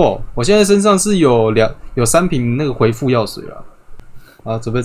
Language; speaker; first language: Chinese; native; Chinese